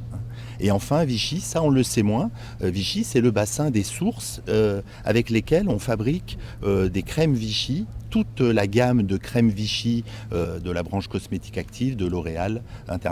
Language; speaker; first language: French; native; French